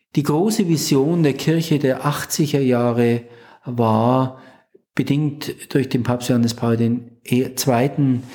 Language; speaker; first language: German; native; German